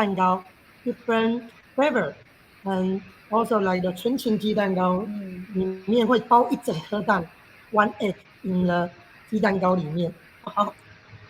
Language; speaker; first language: English; non-native, learner; Chinese